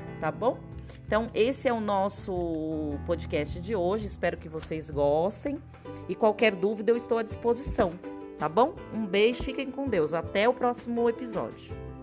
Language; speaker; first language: Portuguese; native; Portuguese